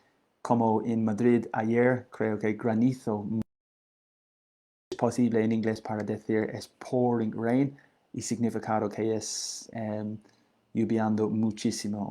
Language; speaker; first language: Spanish; non-native, learner; English